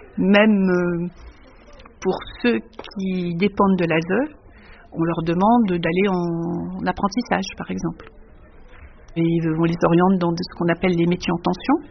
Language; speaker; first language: French; native; French